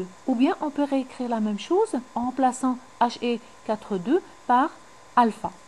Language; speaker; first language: French; non-native, local second language; Arabic